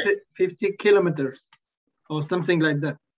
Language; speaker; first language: English; non-native, learner; Spanish